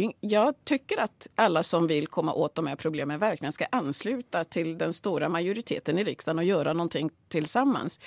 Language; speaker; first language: Swedish; early bilingual, other home language; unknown